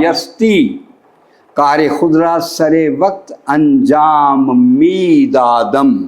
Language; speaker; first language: Persian; non-native, fluent; Urdu